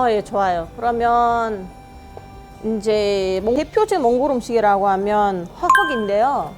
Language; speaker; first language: Korean; non-native, fluent; Mongolian